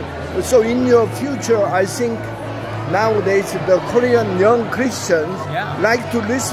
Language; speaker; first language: English; non-native, learner; Korean